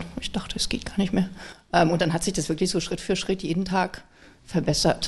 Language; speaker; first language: German; native; German